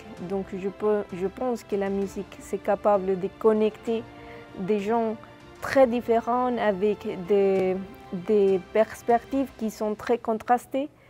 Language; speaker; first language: French; non-native, fluent; Spanish